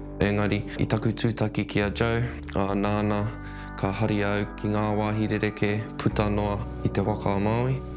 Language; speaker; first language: Māori; non-native, local second language; English